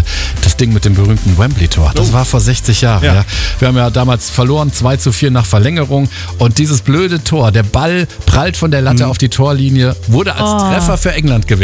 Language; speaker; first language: German; native; German